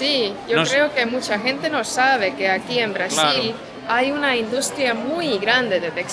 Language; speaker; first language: Spanish; non-native, fluent; Portuguese